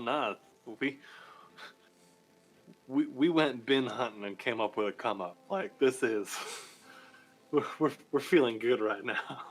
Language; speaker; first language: English; native; English